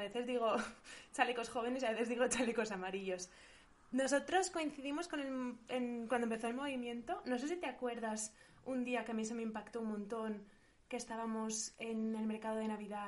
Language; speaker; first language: Spanish; native; Spanish